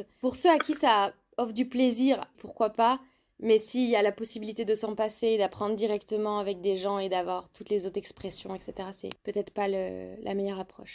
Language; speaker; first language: French; native; French